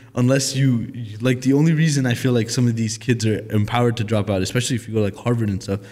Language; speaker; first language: English; early bilingual, other home language; Nepali